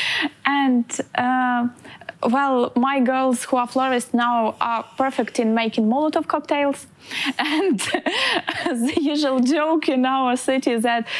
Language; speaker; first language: English; non-native, fluent; Ukrainian